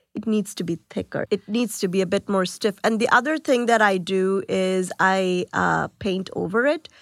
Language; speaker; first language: English; non-native, local second language; Tamil